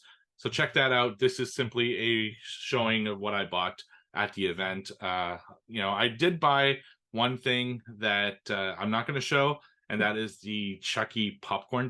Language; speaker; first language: English; native; English